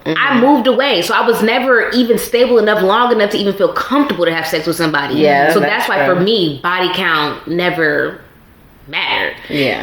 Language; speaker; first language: English; native; English